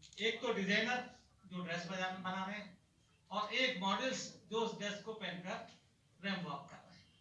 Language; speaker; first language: Hindi; native; Hindi